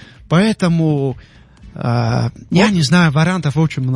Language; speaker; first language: Russian; non-native, local second language; Tajik